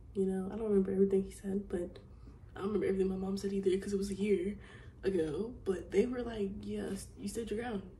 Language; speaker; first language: English; native; English